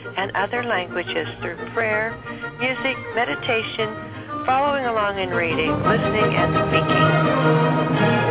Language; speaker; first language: English; native; English